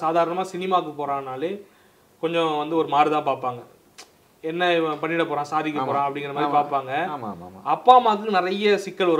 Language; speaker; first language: Tamil; native; Tamil